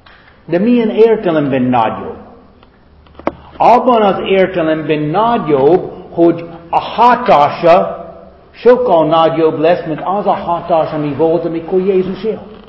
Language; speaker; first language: Hungarian; non-native, fluent; English